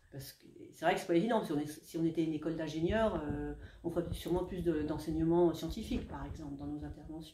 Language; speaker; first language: French; native; French